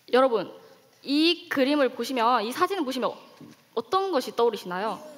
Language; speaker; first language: Korean; native; Korean